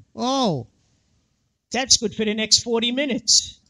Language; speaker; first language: English; native; English